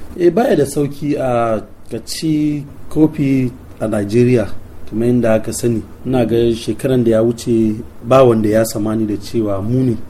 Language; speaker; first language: Hausa; non-native, local second language; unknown